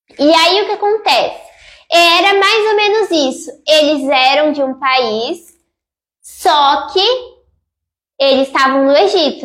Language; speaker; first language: Portuguese; native; Portuguese